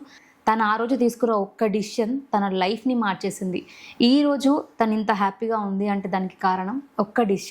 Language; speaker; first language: Telugu; native; Telugu